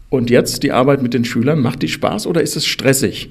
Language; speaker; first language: German; native; German